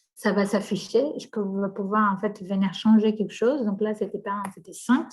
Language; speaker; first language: French; non-native, fluent; Portuguese